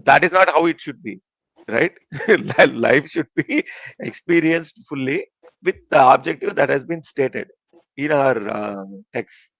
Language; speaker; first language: English; non-native, local second language; Telugu